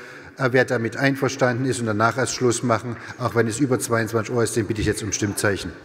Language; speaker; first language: German; native; German